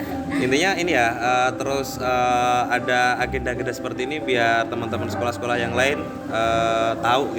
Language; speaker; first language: Indonesian; native; Indonesian